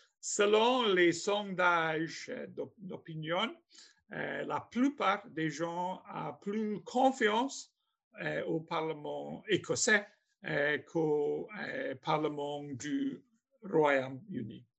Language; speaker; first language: French; non-native, fluent; English